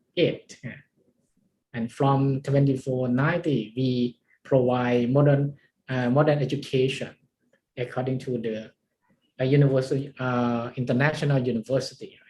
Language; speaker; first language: English; non-native, learner; Thai